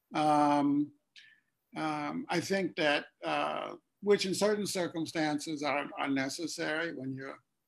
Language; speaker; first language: English; native; English